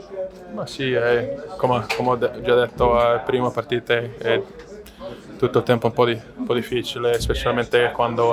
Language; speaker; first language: Italian; non-native, learner; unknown